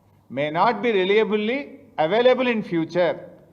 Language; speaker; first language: English; non-native, local second language; Telugu